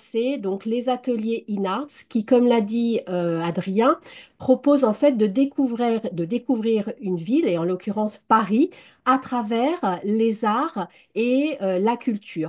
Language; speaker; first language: French; native; French